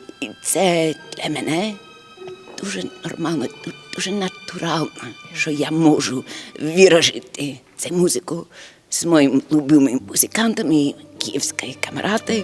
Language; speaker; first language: Ukrainian; early bilingual, heritage; Ukrainian